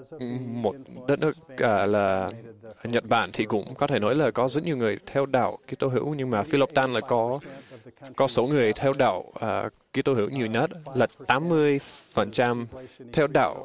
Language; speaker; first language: Vietnamese; non-native, fluent; English